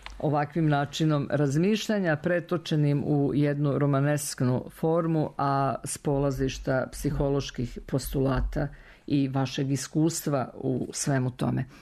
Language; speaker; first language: Serbian; native; Serbian